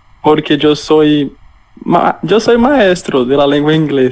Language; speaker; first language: Spanish; non-native, learner; Portuguese